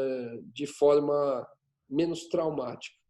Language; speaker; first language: Spanish; non-native, learner; Portuguese